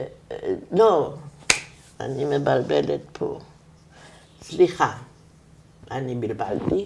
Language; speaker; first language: Hebrew; non-native, fluent; German